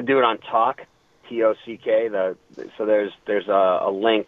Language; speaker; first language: English; native; English